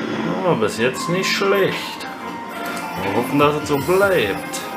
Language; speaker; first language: German; native; German